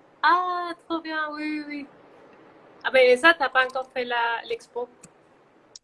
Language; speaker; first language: French; non-native, fluent; Spanish